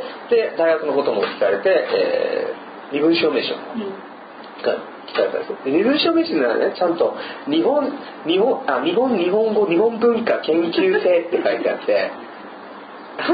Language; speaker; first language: Japanese; non-native, fluent; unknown